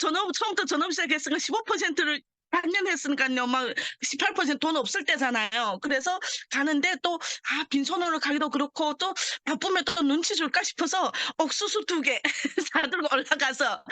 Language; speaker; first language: Korean; early bilingual, heritage; Korean